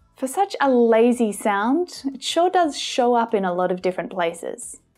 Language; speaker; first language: English; native; English